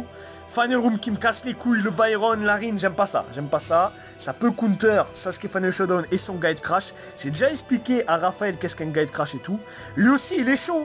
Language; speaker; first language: French; native; French